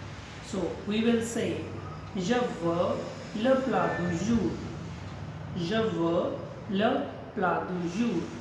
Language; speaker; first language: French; non-native, fluent; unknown